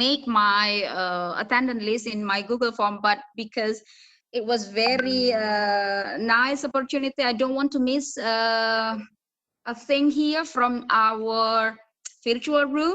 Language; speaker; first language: English; non-native, fluent; Indonesian